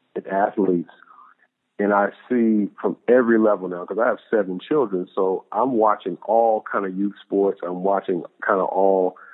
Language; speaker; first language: English; native; English